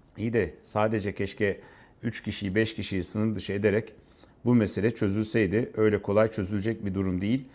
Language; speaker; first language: Turkish; native; Turkish